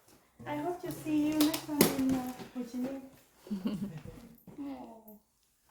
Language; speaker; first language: English; non-native, fluent; Vietnamese